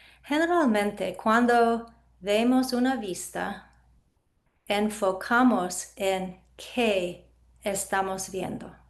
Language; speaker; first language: Spanish; non-native, fluent; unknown